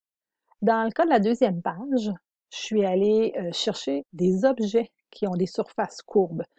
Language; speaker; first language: French; native; French